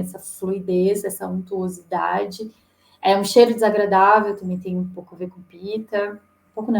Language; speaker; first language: Portuguese; native; Portuguese